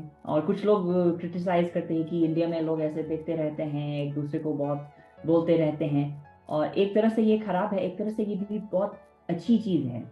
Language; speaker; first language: Hindi; non-native, fluent; English